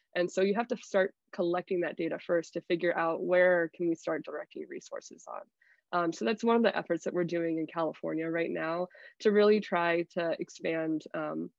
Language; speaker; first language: English; native; English